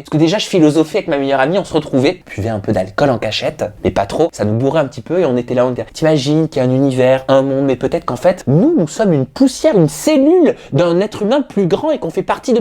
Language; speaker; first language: French; native; French